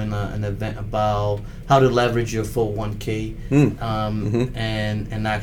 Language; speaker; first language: English; native; English